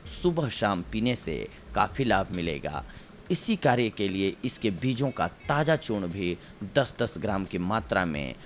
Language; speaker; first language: Hindi; native; Hindi